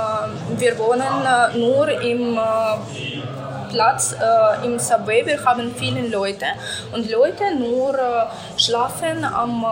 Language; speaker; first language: German; non-native, learner; Ukrainian